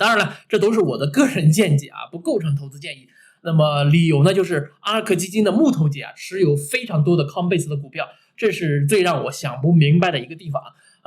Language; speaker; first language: Chinese; native; Chinese